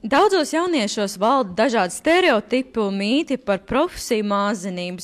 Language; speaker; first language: Latvian; native; Latvian